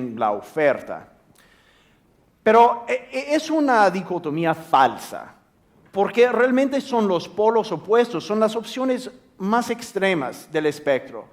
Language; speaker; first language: Spanish; non-native, fluent; English